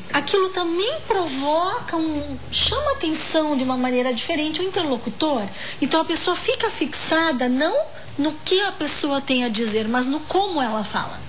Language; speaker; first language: Portuguese; native; Portuguese